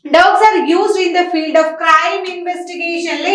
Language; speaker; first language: English; non-native, local second language; Malayalam